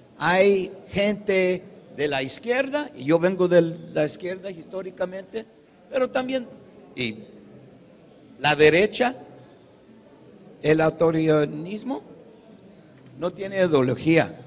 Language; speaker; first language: Spanish; early bilingual, heritage; English